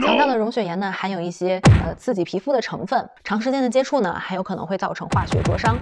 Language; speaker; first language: Chinese; native; Chinese